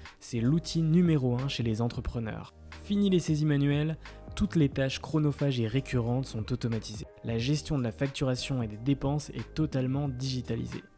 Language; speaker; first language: French; native; French